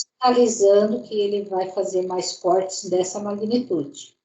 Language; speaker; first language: Portuguese; native; Portuguese